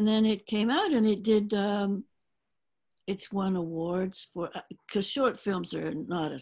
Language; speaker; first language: English; native; English